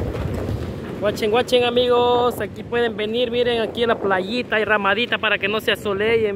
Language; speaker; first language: Spanish; native; Spanish